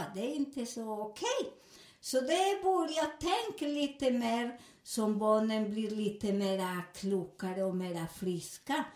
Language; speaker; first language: Swedish; non-native, fluent; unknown